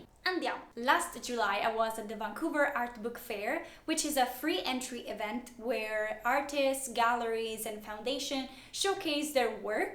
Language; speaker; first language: English; non-native, fluent; Italian